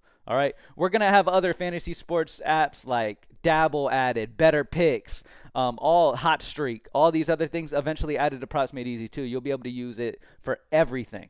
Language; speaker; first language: English; native; English